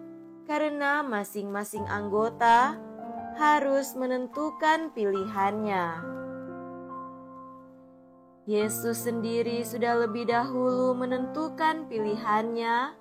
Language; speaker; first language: Indonesian; native; Indonesian